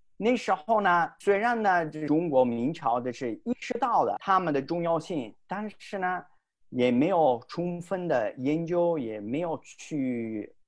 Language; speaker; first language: Chinese; non-native, fluent; Italian